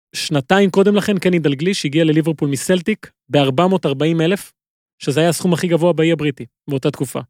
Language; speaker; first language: Hebrew; native; Hebrew